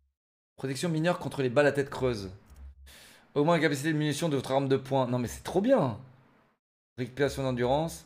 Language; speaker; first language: French; native; French